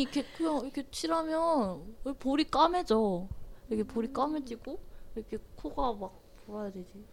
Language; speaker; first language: Korean; non-native, learner; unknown